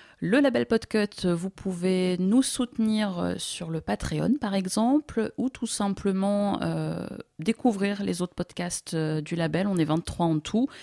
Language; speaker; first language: French; native; French